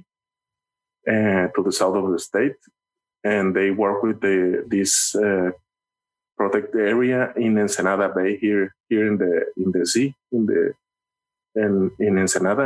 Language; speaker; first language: English; non-native, learner; Spanish